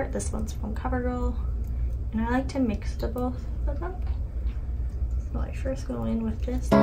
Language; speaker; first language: English; native; English